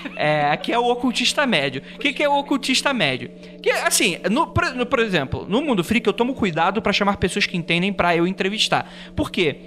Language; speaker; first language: Portuguese; native; Portuguese